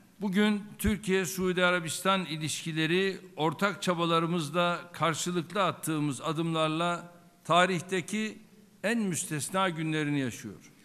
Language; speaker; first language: Turkish; native; Turkish